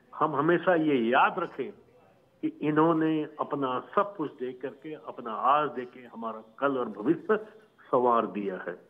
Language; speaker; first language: Hindi; native; Hindi